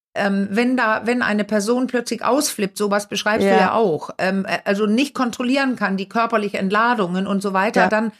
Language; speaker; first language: German; non-native, fluent; Danish